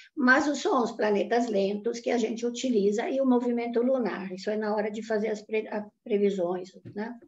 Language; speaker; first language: Portuguese; non-native, fluent; Italian